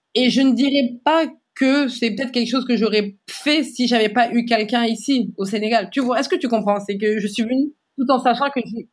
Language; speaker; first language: French; native; French